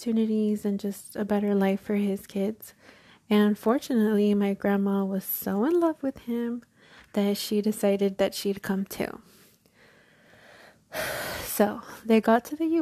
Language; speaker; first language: English; early bilingual, other home language; Spanish